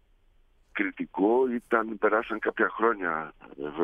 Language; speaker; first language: Greek; early bilingual, heritage; Greek